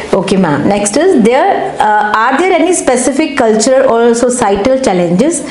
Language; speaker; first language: Hindi; native; Hindi